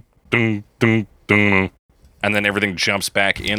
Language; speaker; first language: English; native; English